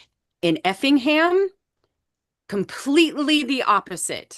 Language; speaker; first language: English; native; English